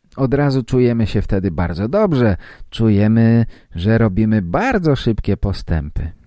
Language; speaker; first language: Polish; native; Polish